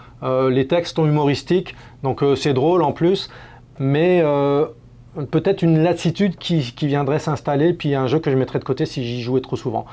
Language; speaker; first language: French; native; French